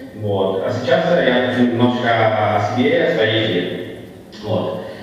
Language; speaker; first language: Russian; non-native, learner; Italian